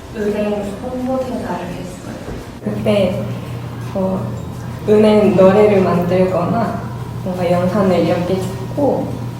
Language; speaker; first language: Korean; non-native, fluent; Japanese